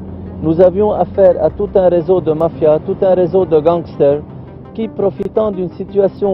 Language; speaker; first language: French; non-native, local second language; Arabic